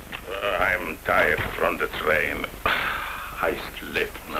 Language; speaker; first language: English; non-native, fluent; Italian